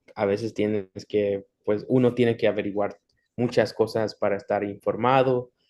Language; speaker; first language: Spanish; early bilingual, heritage; Spanish